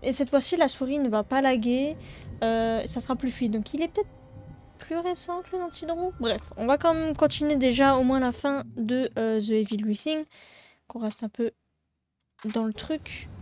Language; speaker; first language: French; native; French